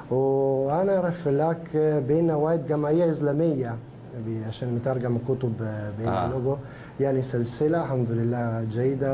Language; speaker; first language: Arabic; non-native, learner; Italian